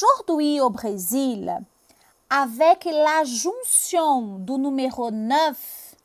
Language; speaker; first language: French; non-native, fluent; Portuguese